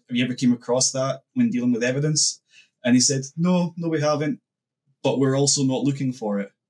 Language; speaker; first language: English; native; English